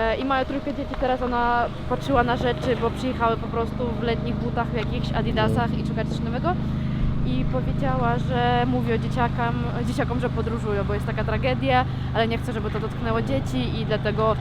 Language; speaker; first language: Polish; non-native, fluent; Ukrainian